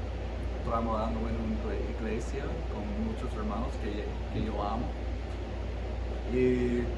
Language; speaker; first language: Spanish; early bilingual, heritage; Spanish